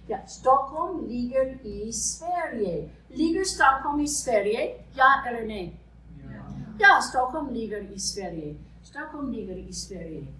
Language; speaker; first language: Swedish; non-native, fluent; English